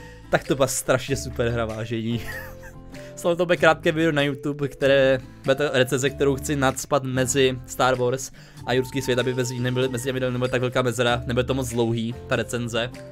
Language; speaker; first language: Czech; native; Czech